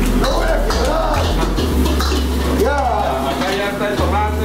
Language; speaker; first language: Spanish; non-native, learner; English